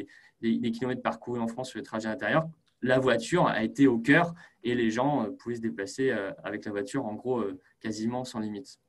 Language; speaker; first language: French; native; French